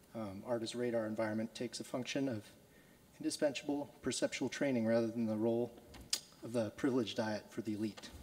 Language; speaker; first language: English; native; English